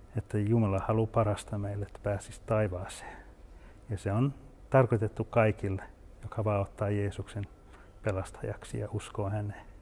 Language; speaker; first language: Finnish; early bilingual, heritage; Finnish